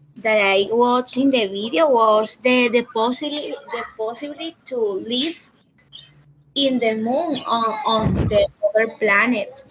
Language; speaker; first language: English; non-native, learner; Spanish